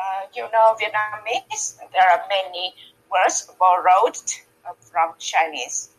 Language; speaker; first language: English; non-native, learner; Vietnamese